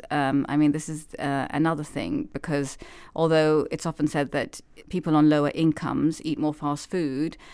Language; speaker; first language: English; native; English